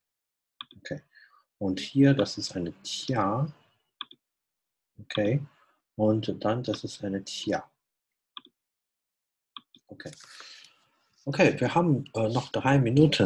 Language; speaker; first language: German; non-native, fluent; Chinese